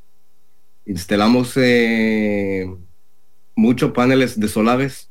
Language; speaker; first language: Spanish; non-native, learner; Hebrew